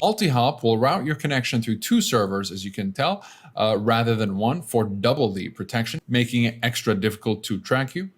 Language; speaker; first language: English; native; English